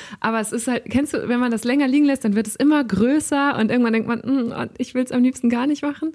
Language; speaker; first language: German; native; German